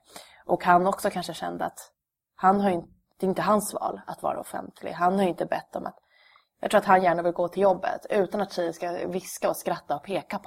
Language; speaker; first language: Swedish; native; Swedish